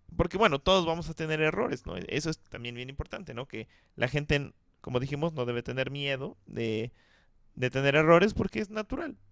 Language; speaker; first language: Spanish; native; Spanish